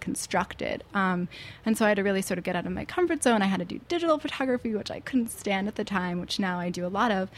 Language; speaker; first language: English; native; English